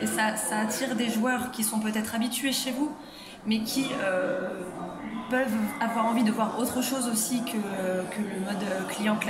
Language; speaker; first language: French; native; French